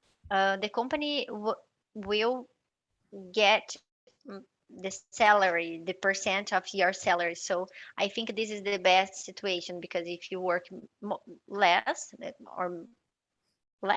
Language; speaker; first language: English; non-native, learner; Portuguese